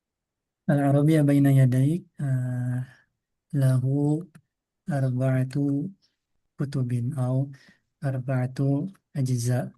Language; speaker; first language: Arabic; non-native, fluent; Indonesian